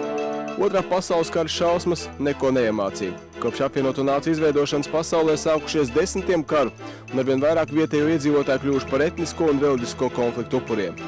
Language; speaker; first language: Latvian; native; Latvian